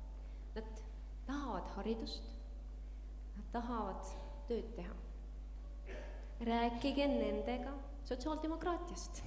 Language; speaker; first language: Estonian; early bilingual, heritage; Estonian